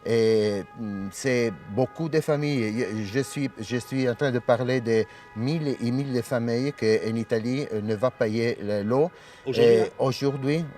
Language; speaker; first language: French; non-native, learner; Italian